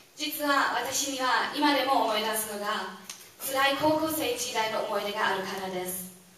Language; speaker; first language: Japanese; non-native, fluent; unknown